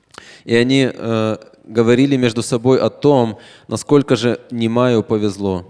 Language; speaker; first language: Russian; native; Russian